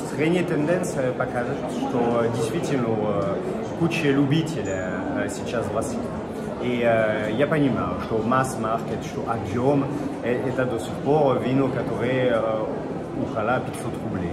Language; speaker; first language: Russian; non-native, fluent; French